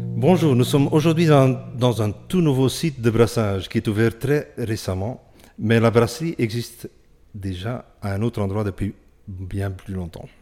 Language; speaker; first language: French; non-native, local second language; Dutch